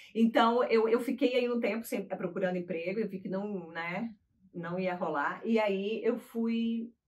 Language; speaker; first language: Portuguese; native; Portuguese